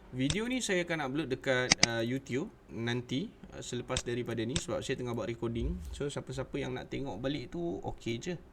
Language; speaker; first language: Malay; native; Malay